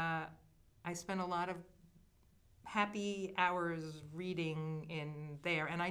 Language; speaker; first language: English; native; English